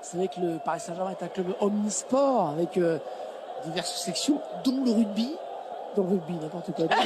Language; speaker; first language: French; native; French